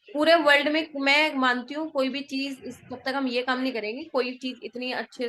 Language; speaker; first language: Hindi; native; Hindi